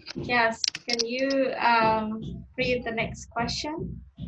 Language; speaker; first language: English; non-native, fluent; Indonesian